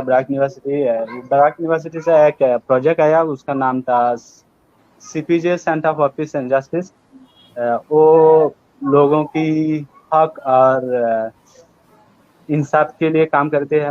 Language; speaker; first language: Hindi; non-native, learner; Rohingya